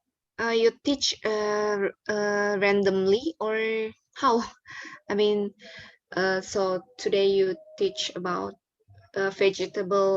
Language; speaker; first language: English; non-native, learner; Indonesian